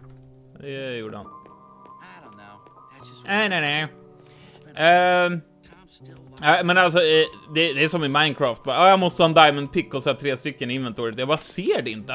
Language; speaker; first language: Swedish; native; Swedish